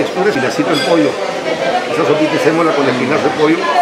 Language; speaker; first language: Spanish; native; Spanish